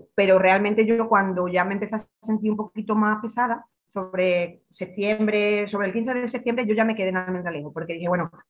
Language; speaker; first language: Spanish; native; Spanish